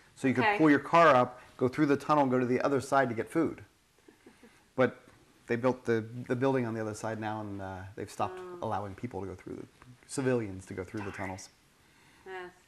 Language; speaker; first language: English; native; English